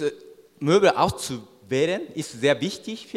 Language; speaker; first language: German; non-native, learner; Japanese